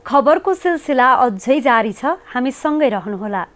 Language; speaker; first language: Nepali; native; Nepali